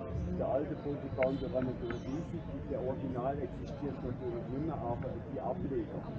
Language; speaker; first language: German; native; German